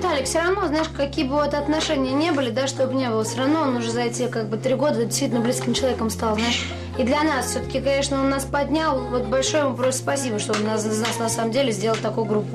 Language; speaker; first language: Russian; native; Russian